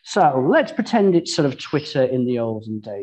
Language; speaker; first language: English; native; English